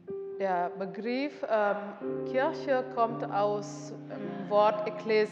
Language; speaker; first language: German; non-native, learner; Indonesian